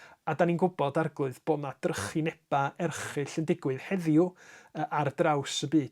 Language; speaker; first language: Welsh; native; Welsh